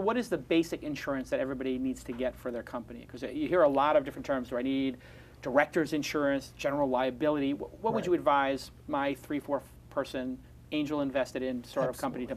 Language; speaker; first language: English; native; English